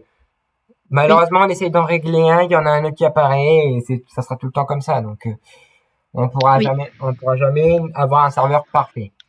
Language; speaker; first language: French; native; French